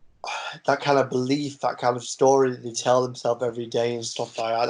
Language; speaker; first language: English; native; English